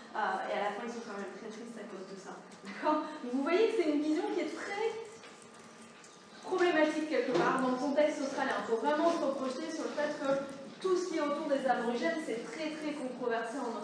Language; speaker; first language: French; native; French